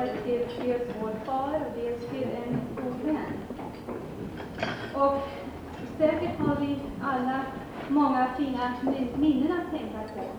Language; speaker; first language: Swedish; early bilingual, heritage; Swedish